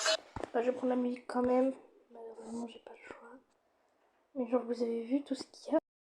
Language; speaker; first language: French; native; French